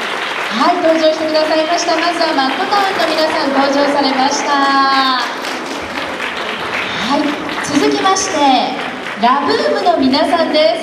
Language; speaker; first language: Japanese; native; Japanese